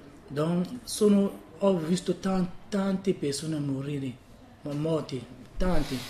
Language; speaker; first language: Italian; non-native, learner; French